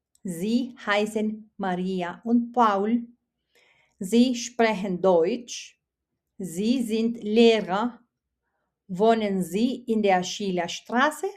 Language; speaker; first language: German; non-native, fluent; Spanish